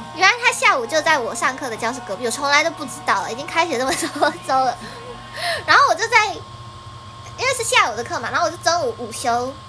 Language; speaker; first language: Chinese; native; Chinese